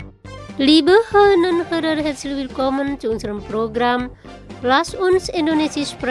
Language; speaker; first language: German; non-native, fluent; Indonesian